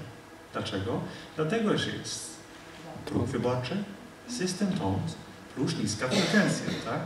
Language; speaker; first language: Polish; non-native, fluent; Dutch